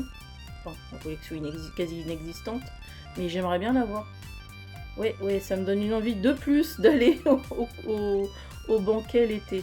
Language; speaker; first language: French; native; French